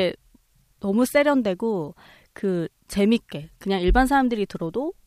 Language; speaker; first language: Korean; native; Korean